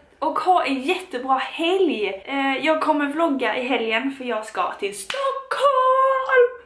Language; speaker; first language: Swedish; native; Swedish